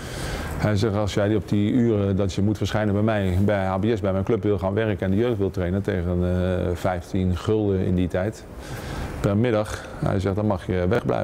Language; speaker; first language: Dutch; native; Dutch